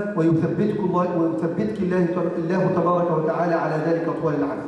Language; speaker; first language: Arabic; native; Arabic